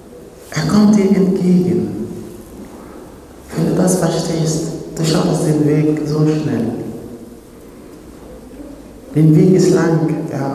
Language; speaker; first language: German; non-native, fluent; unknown